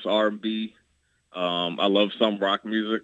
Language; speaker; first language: English; native; English